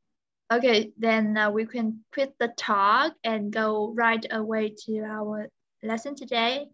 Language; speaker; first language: English; non-native, learner; Vietnamese